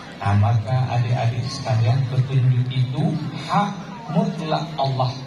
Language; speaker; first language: Indonesian; non-native, local second language; Achinese